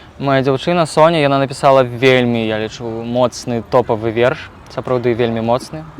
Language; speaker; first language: Belarusian; non-native, local second language; Russian